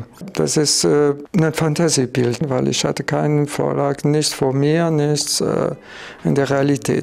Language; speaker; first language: German; non-native, fluent; French